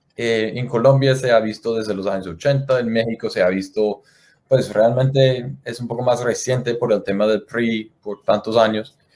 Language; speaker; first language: Spanish; non-native, fluent; English